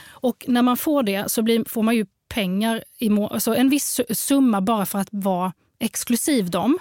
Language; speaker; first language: Swedish; early bilingual, other home language; Arabic